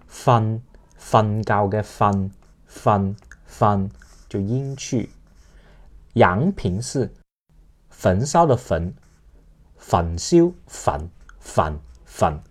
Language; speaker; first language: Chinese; non-native, local second language; Cantonese